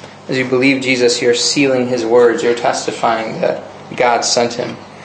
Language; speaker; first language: English; native; English